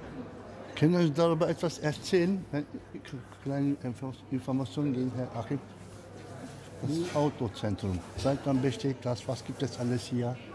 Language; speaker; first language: German; non-native, fluent; Turkish